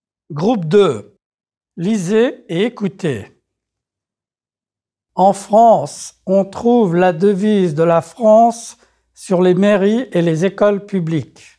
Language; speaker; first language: French; native; French